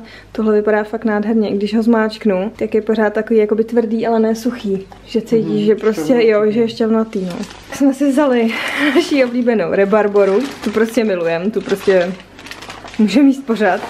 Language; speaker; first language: Czech; native; Czech